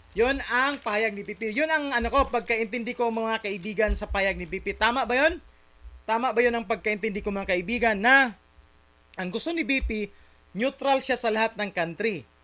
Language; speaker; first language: Filipino; native; Filipino